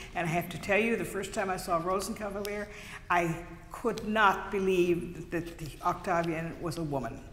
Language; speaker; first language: English; native; English